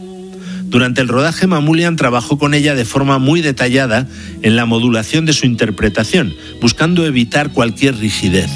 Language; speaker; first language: Spanish; native; Spanish